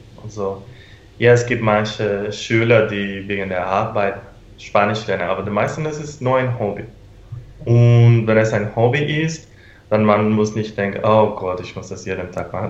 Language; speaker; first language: German; non-native, fluent; Spanish